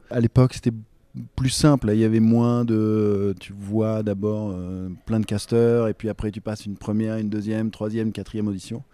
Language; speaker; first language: French; native; French